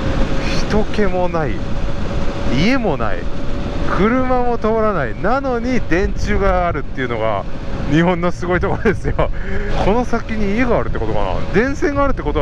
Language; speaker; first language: Japanese; native; Japanese